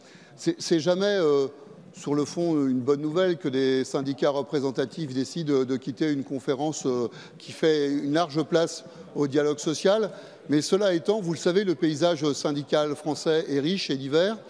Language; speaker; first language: French; native; French